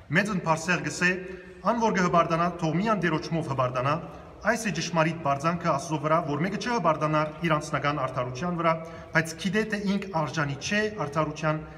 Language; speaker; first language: Armenian; early bilingual, heritage; Armenian